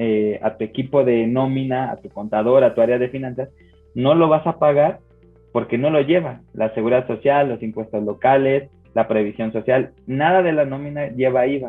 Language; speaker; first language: Spanish; native; Spanish